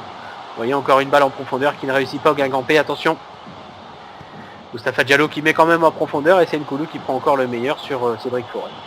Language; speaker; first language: French; native; French